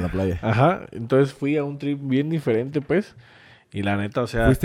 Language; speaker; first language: Spanish; native; Spanish